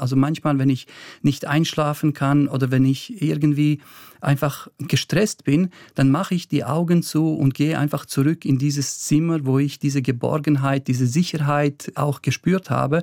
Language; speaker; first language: German; early bilingual, other home language; Bosnian